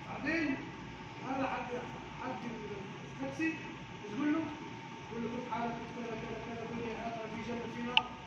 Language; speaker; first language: Arabic; non-native, learner; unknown